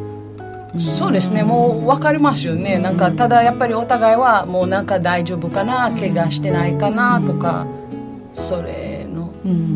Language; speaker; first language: Japanese; non-native, fluent; Filipino